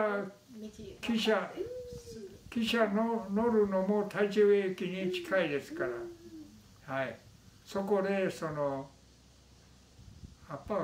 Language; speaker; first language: Japanese; non-native, local second language; Min Nan Chinese